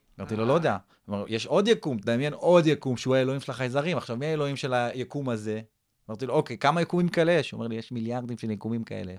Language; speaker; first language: Hebrew; early bilingual, other home language; English